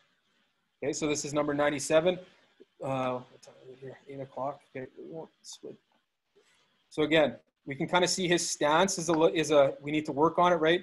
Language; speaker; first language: English; native; English